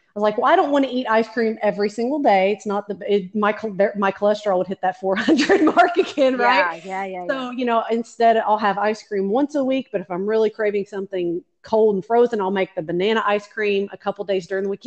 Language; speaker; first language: English; native; English